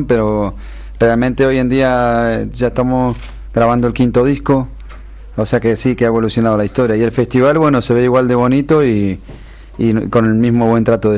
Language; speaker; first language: Spanish; native; Spanish